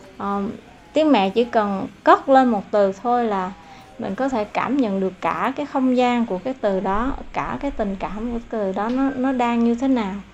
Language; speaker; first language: Vietnamese; non-native, local second language; Eastern Cham